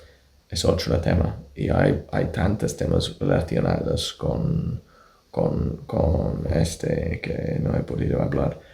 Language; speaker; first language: Spanish; non-native, fluent; English